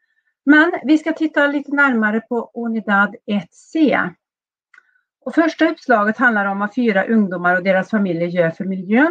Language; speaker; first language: Swedish; native; Swedish